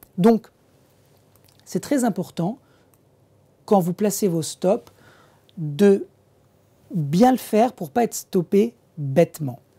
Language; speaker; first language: French; native; French